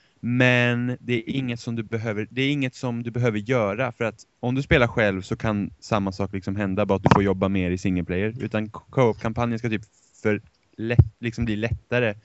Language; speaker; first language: Swedish; native; Swedish